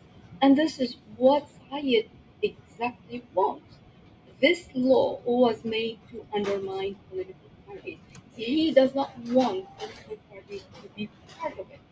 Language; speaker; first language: English; non-native, local second language; Arabic